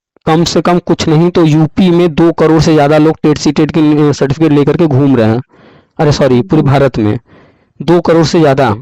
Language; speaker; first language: Hindi; native; Hindi